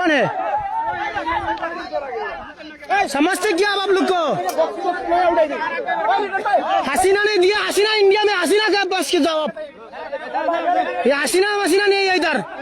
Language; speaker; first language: Hindi; non-native, learner; Bangla